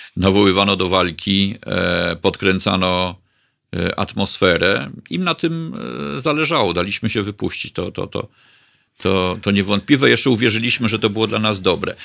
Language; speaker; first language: Polish; native; Polish